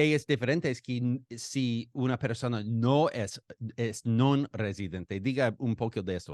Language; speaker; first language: Spanish; non-native, fluent; English